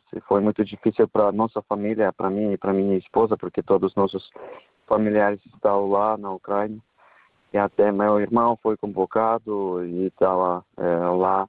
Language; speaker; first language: Portuguese; non-native, fluent; Ukrainian